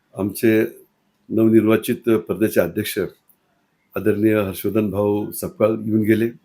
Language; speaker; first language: Marathi; native; Marathi